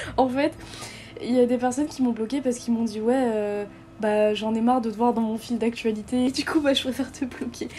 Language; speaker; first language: French; native; French